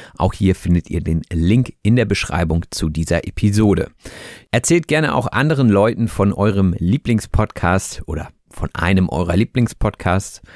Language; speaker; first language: German; native; German